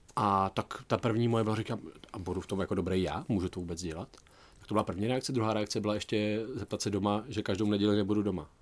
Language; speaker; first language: Czech; native; Czech